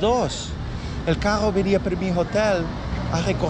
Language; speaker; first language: Spanish; non-native, learner; English